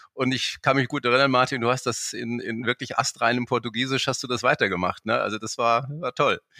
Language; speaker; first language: German; native; German